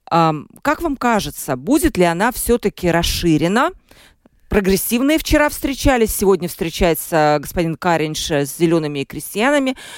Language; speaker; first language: Russian; native; Russian